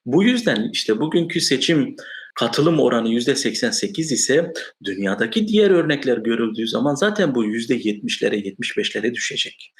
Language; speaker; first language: Turkish; non-native, local second language; Kurdish